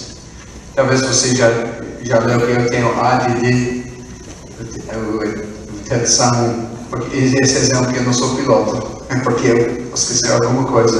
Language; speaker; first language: Portuguese; non-native, fluent; English